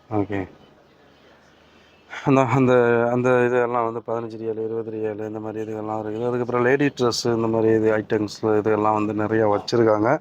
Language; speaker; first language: Tamil; native; Tamil